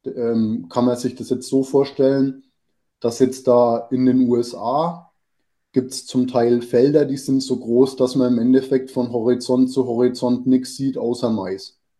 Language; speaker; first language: German; native; German